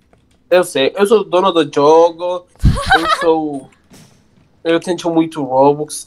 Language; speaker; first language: Portuguese; non-native, learner; Spanish